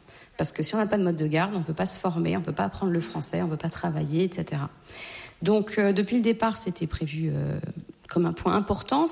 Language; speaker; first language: French; native; French